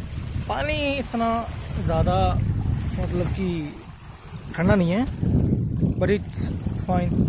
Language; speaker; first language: Hindi; non-native, local second language; Punjabi